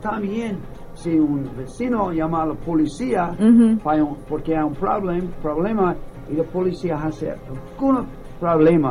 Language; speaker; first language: Spanish; non-native, learner; English